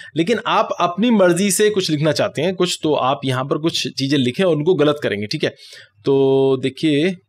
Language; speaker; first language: Hindi; native; Hindi